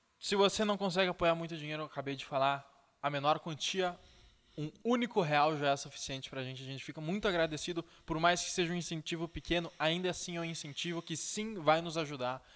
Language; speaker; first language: Portuguese; native; Portuguese